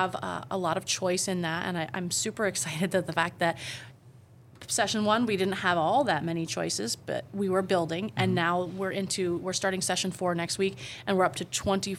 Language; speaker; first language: English; native; English